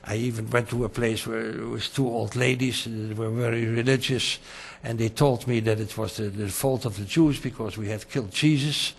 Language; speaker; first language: English; non-native, fluent; Dutch